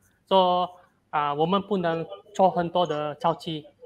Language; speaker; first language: Chinese; non-native, learner; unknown